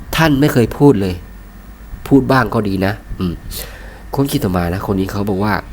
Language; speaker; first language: Thai; native; Thai